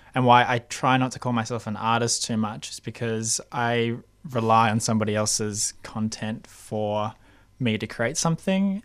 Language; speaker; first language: English; native; English